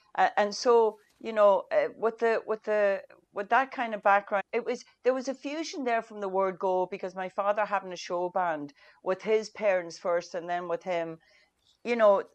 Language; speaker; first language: English; non-native, local second language; Irish